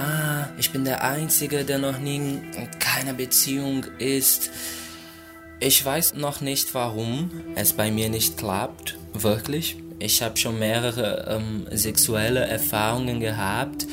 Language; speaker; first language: German; non-native, fluent; Portuguese